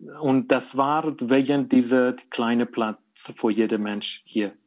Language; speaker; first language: German; non-native, learner; Persian